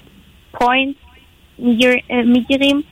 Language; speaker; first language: Persian; early bilingual, heritage; Persian